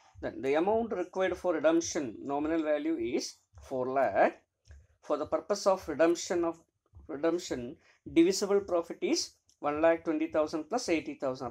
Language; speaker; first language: English; non-native, local second language; Malayalam